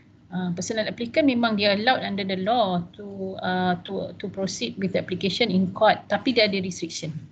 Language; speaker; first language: English; non-native, local second language; Malay